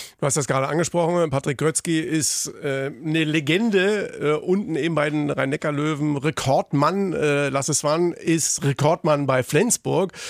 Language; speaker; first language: German; native; German